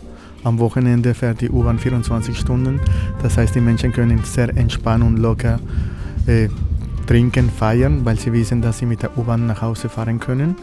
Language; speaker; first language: German; non-native, fluent; Spanish